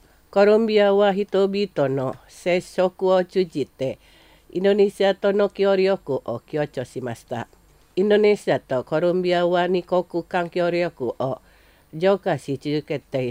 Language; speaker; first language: Japanese; non-native, fluent; Indonesian